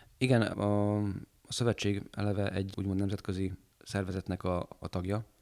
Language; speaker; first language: Hungarian; native; Hungarian